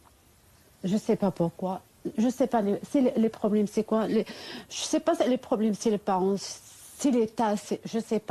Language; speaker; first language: French; non-native, fluent; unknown